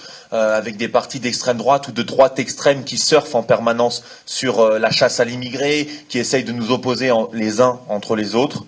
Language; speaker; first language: French; native; French